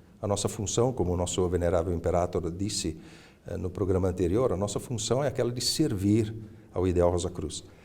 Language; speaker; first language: Portuguese; early bilingual, other home language; Italian